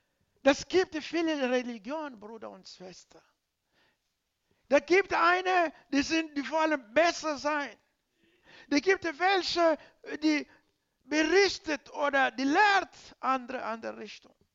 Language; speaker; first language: German; non-native, learner; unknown